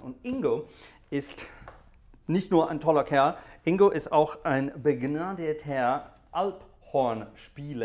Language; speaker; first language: German; non-native, fluent; English